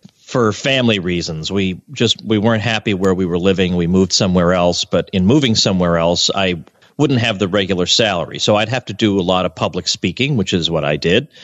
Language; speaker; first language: English; native; English